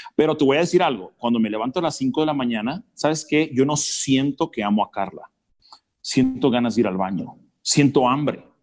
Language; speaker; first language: Spanish; early bilingual, other home language; English